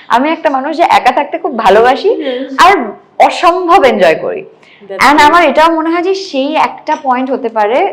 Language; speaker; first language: Bangla; native; Bangla